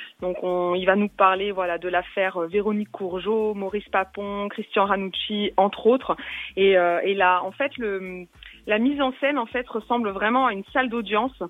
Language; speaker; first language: French; native; French